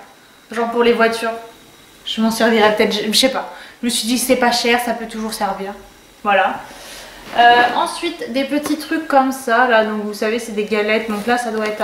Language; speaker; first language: French; native; French